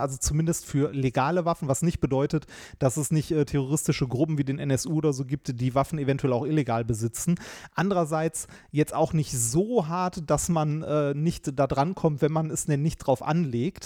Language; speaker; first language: German; native; German